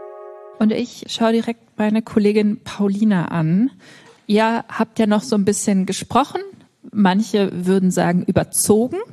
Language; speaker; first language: German; native; German